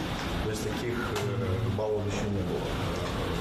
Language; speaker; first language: Russian; native; Russian